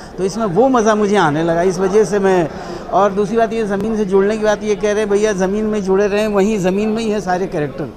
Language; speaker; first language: Hindi; native; Hindi